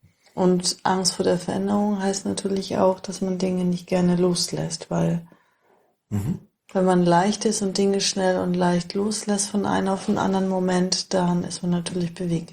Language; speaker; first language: German; native; German